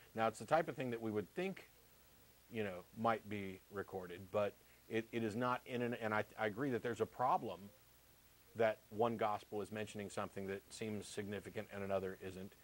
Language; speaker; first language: English; native; English